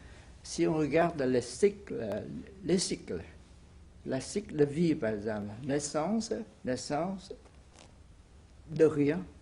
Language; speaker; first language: French; non-native, fluent; Vietnamese